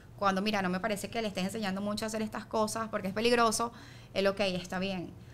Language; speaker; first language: Spanish; native; Spanish